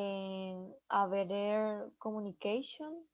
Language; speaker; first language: English; non-native, learner; Spanish